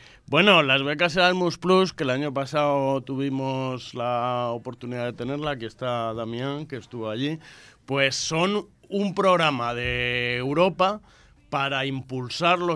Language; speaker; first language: Spanish; native; Spanish